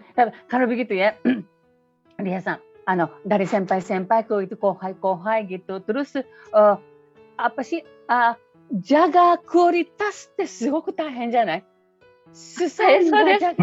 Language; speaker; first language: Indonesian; non-native, fluent; Japanese